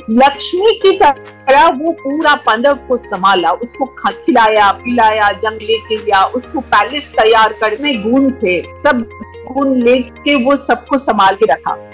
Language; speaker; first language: Hindi; non-native, local second language; Bangla